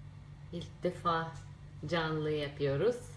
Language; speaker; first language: Turkish; non-native, learner; Russian